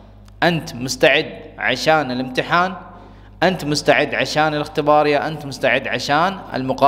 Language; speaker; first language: Arabic; non-native, fluent; Urdu